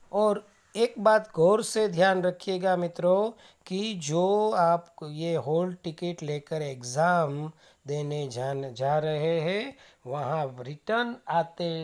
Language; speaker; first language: Hindi; non-native, local second language; Gujarati